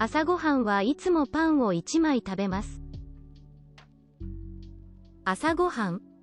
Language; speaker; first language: Japanese; non-native, learner; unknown